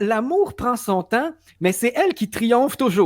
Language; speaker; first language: French; native; French